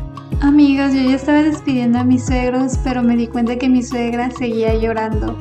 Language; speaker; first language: Spanish; native; Spanish